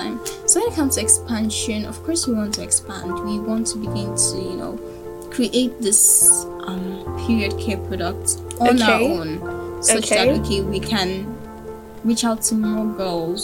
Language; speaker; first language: English; non-native, local second language; Yoruba